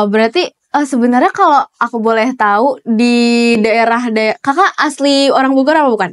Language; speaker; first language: Indonesian; native; Indonesian